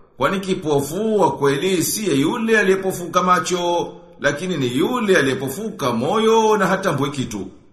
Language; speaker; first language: Swahili; native; Swahili